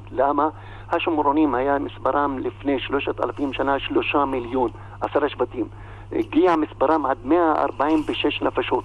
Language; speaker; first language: Hebrew; non-native, local second language; Arabic